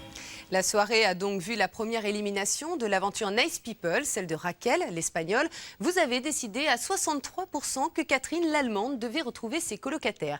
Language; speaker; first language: French; native; French